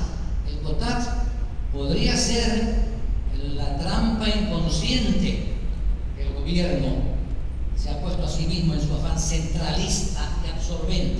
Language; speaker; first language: Spanish; native; Spanish